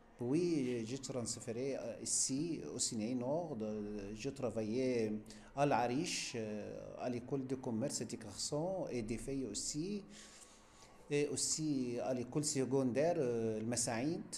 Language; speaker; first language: French; non-native, fluent; Arabic